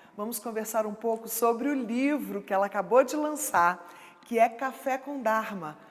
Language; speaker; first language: Portuguese; native; Portuguese